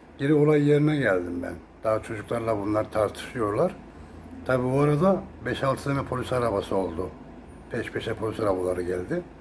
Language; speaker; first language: Turkish; native; Turkish